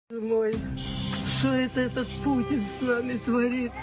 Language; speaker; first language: Russian; native; Russian